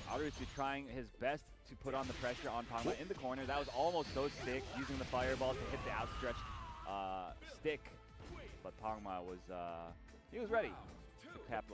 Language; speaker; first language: English; native; English